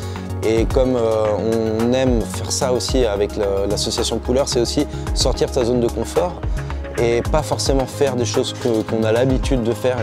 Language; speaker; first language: French; native; French